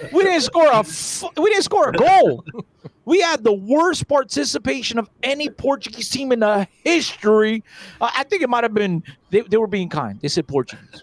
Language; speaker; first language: English; early bilingual, other home language; Portuguese